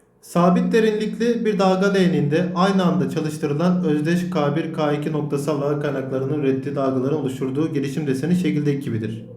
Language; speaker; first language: Turkish; native; Turkish